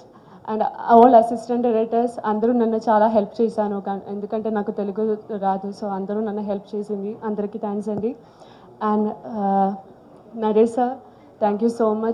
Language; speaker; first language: Telugu; non-native, learner; Malayalam